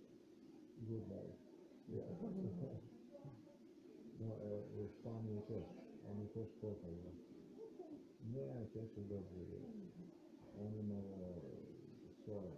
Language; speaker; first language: Polish; non-native, learner; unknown